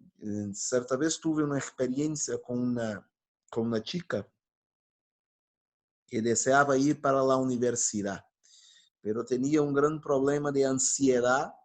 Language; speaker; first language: Spanish; non-native, fluent; Portuguese